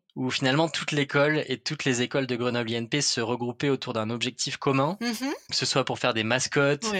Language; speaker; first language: French; native; French